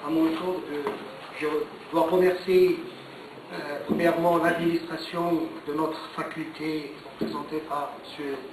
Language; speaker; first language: French; non-native, local second language; Arabic